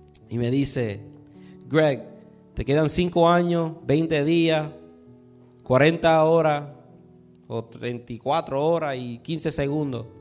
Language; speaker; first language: Spanish; early bilingual, heritage; Spanish